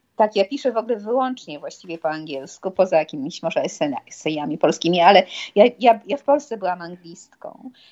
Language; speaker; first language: Polish; native; Polish